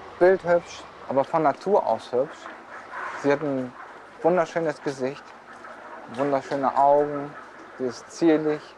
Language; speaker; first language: German; native; German